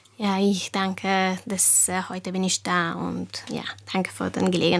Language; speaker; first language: German; non-native, learner; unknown